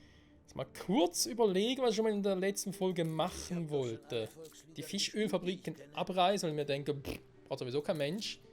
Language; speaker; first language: German; native; German